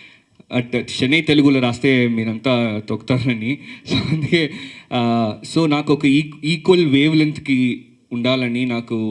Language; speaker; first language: Telugu; early bilingual, heritage; Telugu